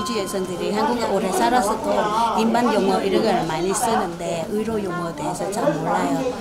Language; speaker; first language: Korean; non-native, fluent; Vietnamese